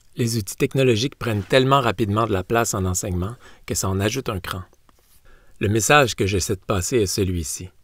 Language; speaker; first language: French; native; French